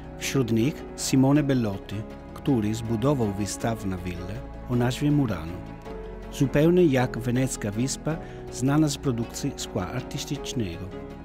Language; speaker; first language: Polish; non-native, fluent; Italian